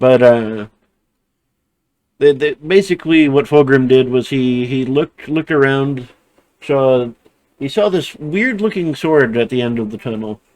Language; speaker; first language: English; native; English